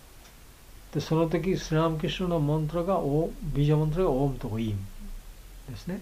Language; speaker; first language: Japanese; non-native, learner; Bangla